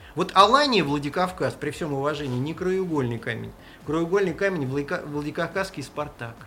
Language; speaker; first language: Russian; native; Russian